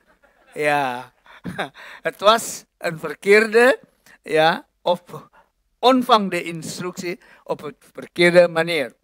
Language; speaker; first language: Dutch; non-native, learner; Indonesian